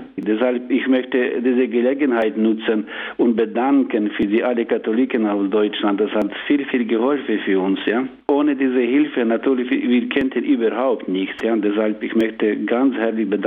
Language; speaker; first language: German; non-native, learner; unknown